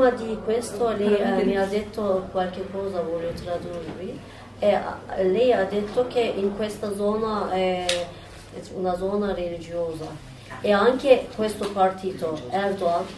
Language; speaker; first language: Italian; non-native, learner; Turkish